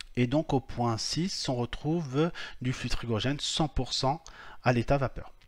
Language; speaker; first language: French; native; French